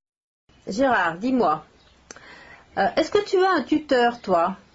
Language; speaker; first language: French; native; French